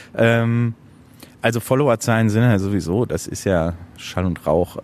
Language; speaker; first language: German; native; German